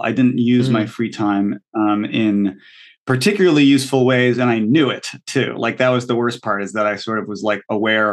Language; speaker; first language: English; native; English